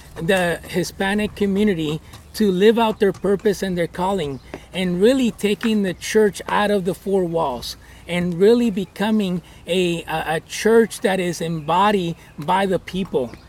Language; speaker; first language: English; early bilingual, other home language; Spanish